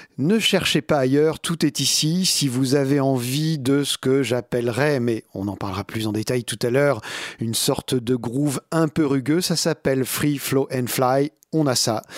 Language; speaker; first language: French; native; French